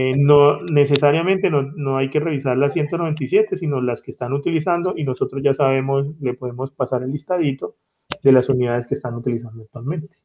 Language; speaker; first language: Spanish; native; Spanish